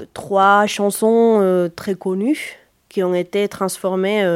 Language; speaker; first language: French; non-native, fluent; Spanish